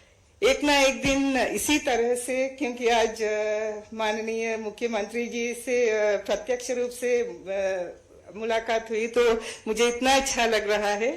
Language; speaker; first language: Hindi; non-native, fluent; Sinhala